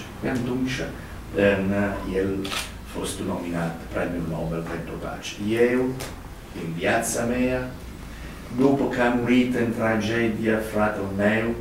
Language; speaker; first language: Romanian; non-native, learner; Italian